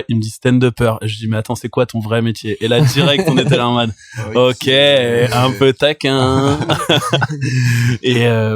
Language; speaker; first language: French; native; French